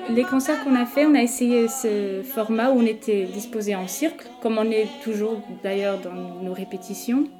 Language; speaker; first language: French; non-native, fluent; Portuguese